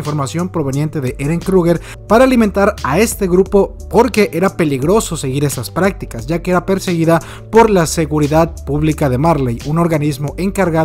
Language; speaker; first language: Spanish; native; Spanish